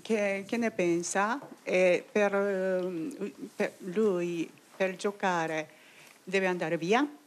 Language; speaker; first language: Italian; non-native, fluent; Japanese